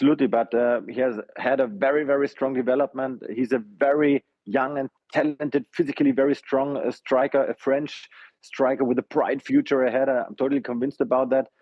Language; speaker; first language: English; non-native, fluent; German